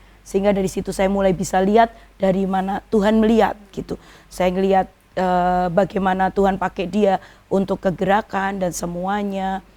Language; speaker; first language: Indonesian; native; Indonesian